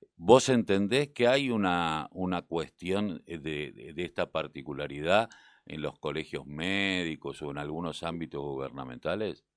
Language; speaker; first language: Spanish; native; Spanish